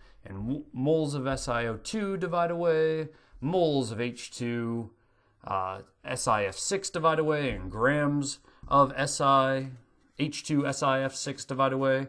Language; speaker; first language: English; native; English